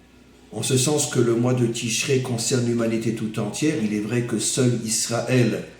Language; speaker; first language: French; native; French